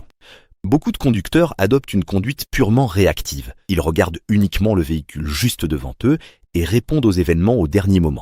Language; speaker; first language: French; native; French